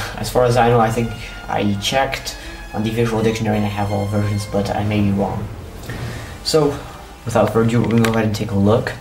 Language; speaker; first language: English; native; English